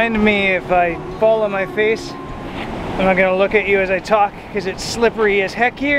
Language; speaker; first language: English; native; English